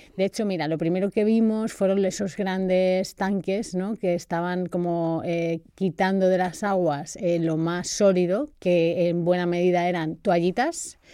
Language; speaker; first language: Spanish; native; Spanish